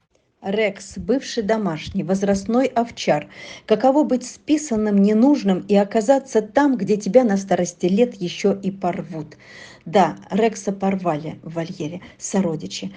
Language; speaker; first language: Russian; native; Russian